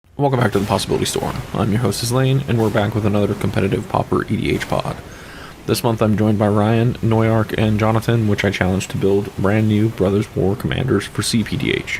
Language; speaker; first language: English; native; English